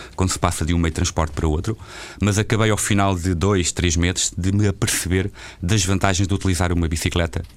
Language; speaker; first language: Portuguese; native; Portuguese